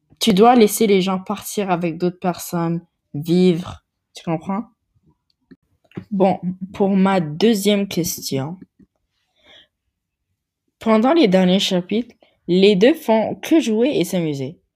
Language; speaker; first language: French; non-native, learner; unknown